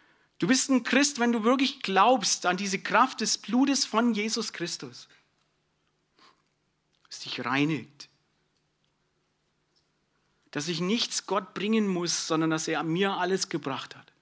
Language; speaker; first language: German; native; German